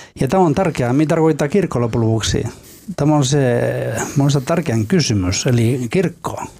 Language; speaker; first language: Finnish; non-native, fluent; Spanish